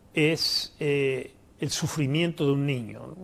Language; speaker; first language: Spanish; early bilingual, heritage; Spanish